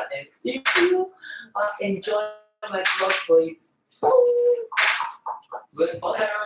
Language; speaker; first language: English; non-native, learner; Filipino